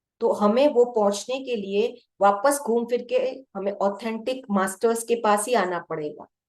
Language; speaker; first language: Hindi; non-native, local second language; Gujarati